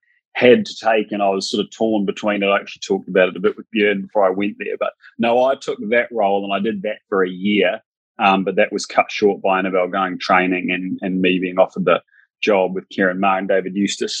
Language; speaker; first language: English; native; English